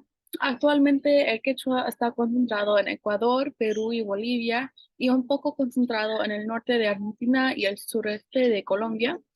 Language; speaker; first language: Spanish; non-native, fluent; English